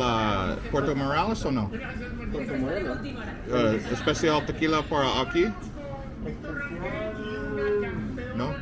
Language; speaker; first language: Spanish; non-native, learner; English